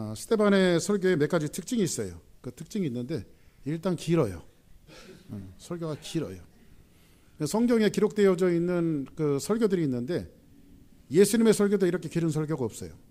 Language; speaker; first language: Korean; native; Korean